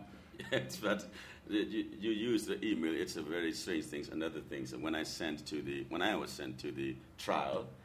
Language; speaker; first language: English; non-native, learner; Burmese